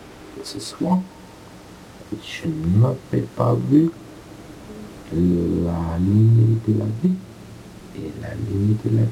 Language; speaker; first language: French; non-native, learner; English